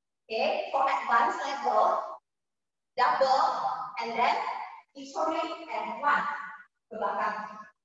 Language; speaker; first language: English; non-native, fluent; Indonesian